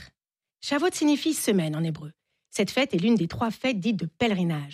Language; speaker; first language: French; native; French